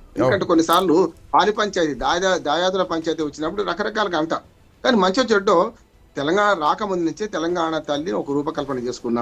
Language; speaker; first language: Telugu; native; Telugu